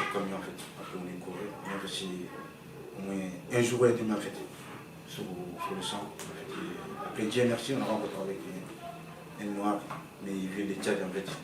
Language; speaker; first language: French; non-native, local second language; Soninke